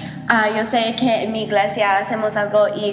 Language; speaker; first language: Spanish; non-native, learner; English